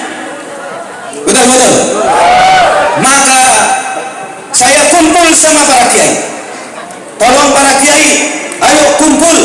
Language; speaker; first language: Indonesian; native; Indonesian